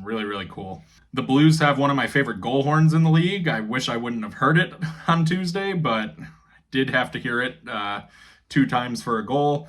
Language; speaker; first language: English; native; English